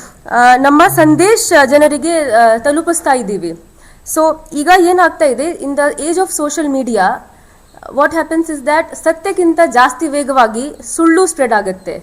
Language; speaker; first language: Kannada; non-native, local second language; Hindi